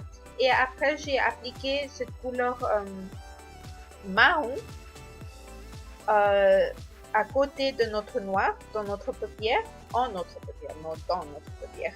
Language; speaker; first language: French; non-native, learner; Spanish